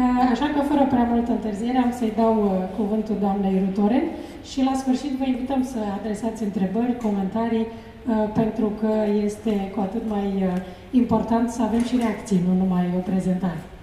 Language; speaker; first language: Romanian; native; Romanian